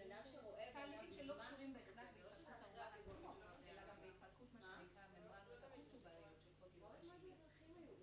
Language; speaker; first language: Hebrew; native; Hebrew